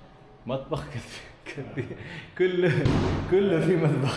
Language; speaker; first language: Arabic; non-native, learner; English